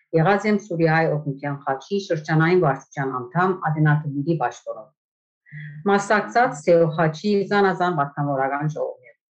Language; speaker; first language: Armenian; native; Armenian